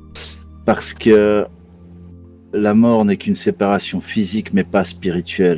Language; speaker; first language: French; native; French